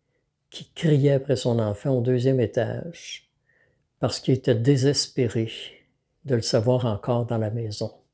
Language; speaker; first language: French; native; French